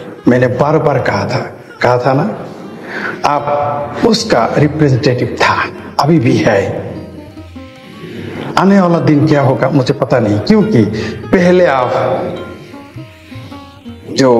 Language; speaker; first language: Hindi; non-native, fluent; Bangla